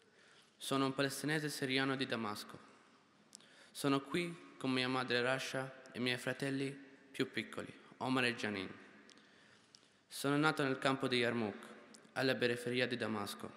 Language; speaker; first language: Italian; non-native, fluent; Arabic